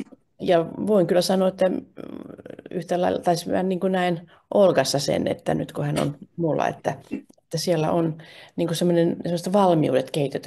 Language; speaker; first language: Finnish; native; Finnish